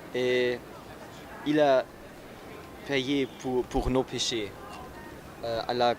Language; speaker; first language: French; non-native, learner; German